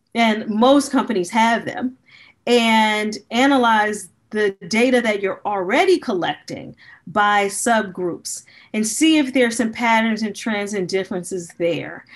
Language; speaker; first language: English; native; English